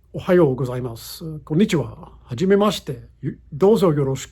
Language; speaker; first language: Japanese; non-native, learner; English